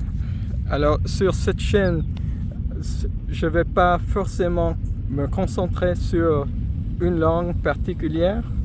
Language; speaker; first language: French; non-native, fluent; English